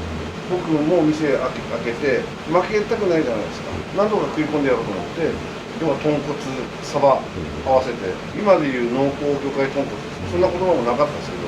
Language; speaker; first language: Japanese; native; Japanese